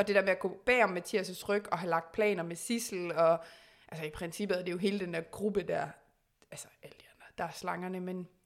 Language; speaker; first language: Danish; native; Danish